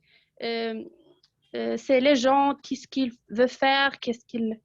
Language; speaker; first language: French; non-native, local second language; Arabic